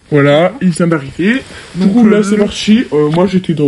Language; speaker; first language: French; native; French